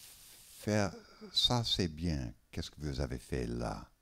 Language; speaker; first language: French; non-native, learner; English